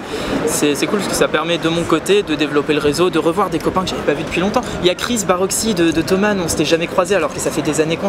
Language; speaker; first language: French; native; French